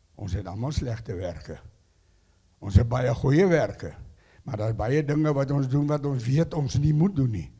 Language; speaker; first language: Afrikaans; non-native, local second language; English